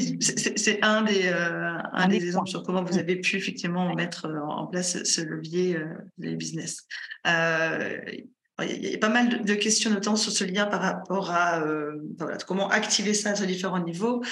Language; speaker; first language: French; native; French